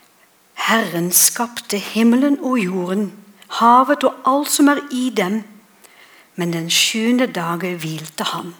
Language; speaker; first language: Norwegian; non-native, fluent; English